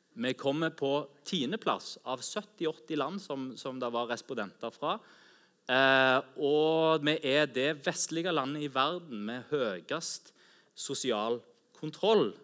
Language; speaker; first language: Norwegian; native; Norwegian